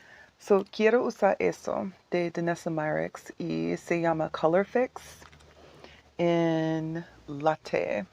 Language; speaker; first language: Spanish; non-native, learner; English